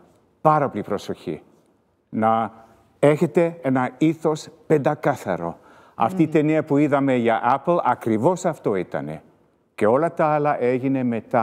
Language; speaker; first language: Greek; early bilingual, heritage; Greek